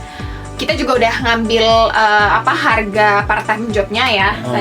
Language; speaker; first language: Indonesian; native; Indonesian